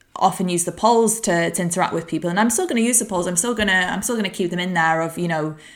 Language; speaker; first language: English; native; English